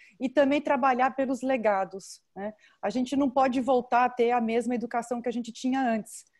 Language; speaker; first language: Portuguese; native; Portuguese